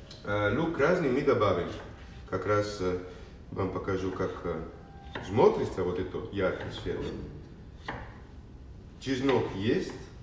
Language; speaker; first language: Russian; non-native, learner; Italian